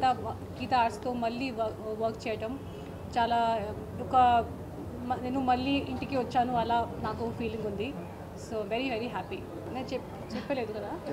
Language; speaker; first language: Telugu; non-native, learner; Hindi